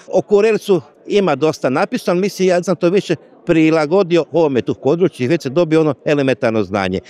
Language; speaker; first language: Croatian; native; Croatian